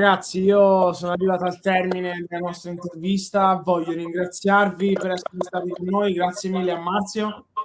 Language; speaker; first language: Italian; native; Italian